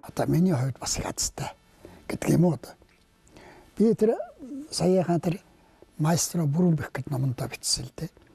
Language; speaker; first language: Mongolian; native; Mongolian